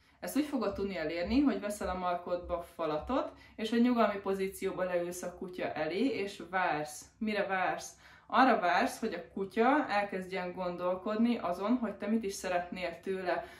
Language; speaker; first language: Hungarian; native; Hungarian